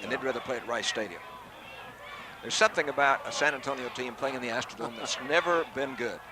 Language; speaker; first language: English; native; English